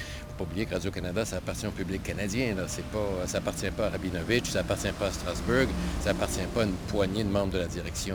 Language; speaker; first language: French; native; French